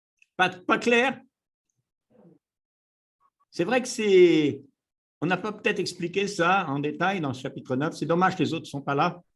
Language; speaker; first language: French; native; French